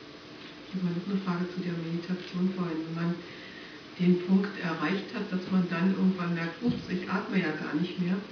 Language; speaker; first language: German; native; German